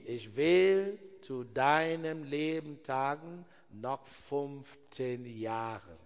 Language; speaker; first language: German; non-native, learner; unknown